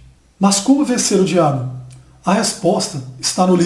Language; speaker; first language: Portuguese; native; Portuguese